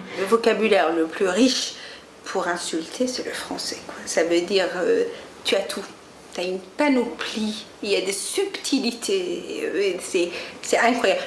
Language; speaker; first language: French; early bilingual, other home language; Persian